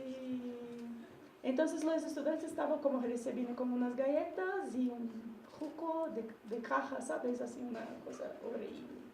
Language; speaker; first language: Spanish; non-native, learner; Portuguese